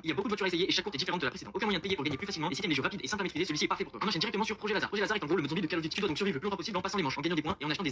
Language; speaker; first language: French; native; French